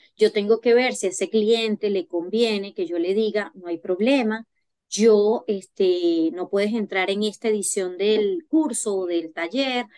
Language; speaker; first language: Spanish; native; Spanish